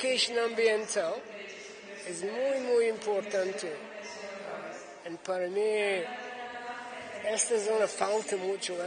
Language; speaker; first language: Spanish; non-native, learner; English